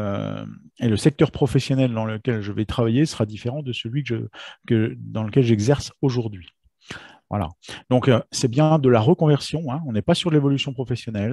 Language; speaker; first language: French; native; French